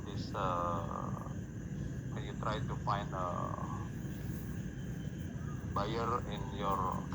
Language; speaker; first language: English; non-native, learner; Indonesian